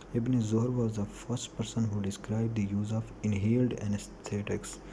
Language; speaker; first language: English; non-native, local second language; Urdu